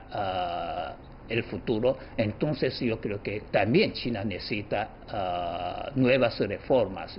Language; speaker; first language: Spanish; non-native, fluent; Chinese